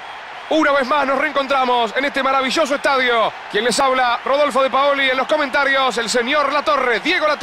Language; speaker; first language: Spanish; native; Spanish